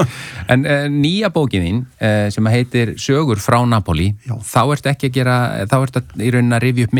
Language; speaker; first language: Icelandic; native; Icelandic